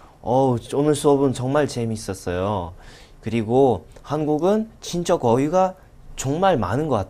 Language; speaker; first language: Korean; non-native, learner; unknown